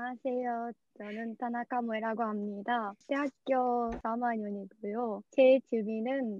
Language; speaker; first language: Korean; non-native, learner; Japanese